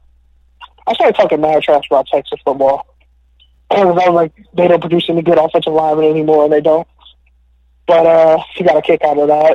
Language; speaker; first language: English; native; English